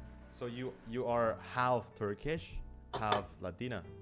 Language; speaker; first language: English; non-native, fluent; Indonesian